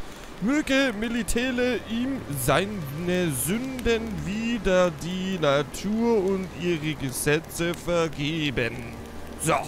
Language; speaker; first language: German; native; German